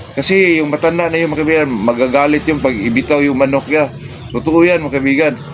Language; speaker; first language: Filipino; non-native, local second language; Cebuano